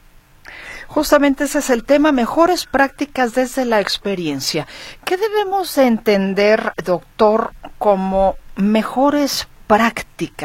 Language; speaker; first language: Spanish; native; Spanish